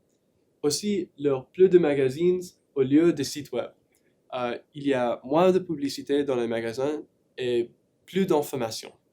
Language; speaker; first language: French; non-native, learner; English